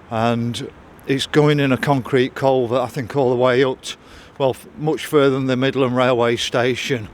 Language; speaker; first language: English; native; English